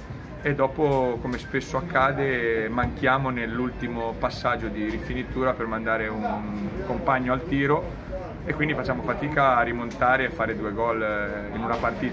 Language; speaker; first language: Italian; native; Italian